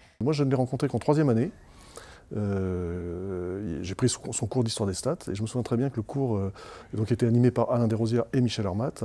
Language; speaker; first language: French; native; French